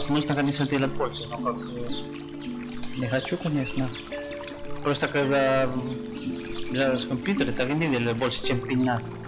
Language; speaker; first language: Russian; non-native, learner; Spanish